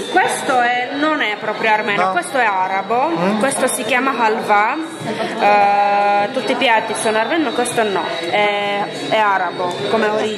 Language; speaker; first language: Italian; non-native, learner; Armenian